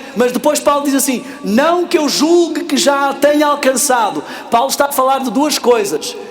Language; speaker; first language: Portuguese; native; Portuguese